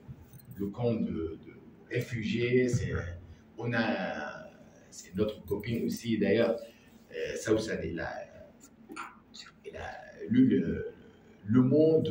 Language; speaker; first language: French; non-native, learner; Arabic